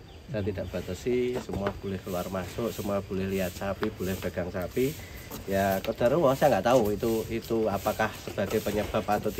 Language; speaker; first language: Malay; non-native, local second language; Javanese